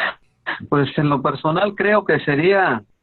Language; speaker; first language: Spanish; native; Spanish